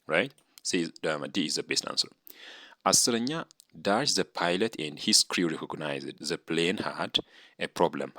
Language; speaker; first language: English; non-native, local second language; Amharic